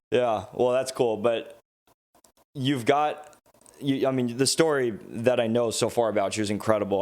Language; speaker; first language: English; native; English